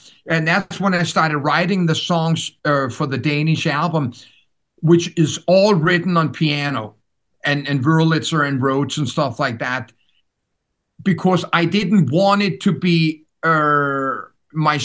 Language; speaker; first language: English; non-native, fluent; Danish